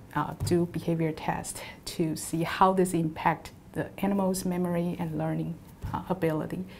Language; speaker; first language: English; non-native, fluent; Chinese